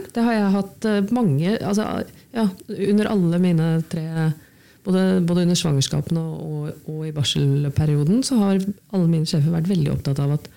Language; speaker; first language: Norwegian; native; Norwegian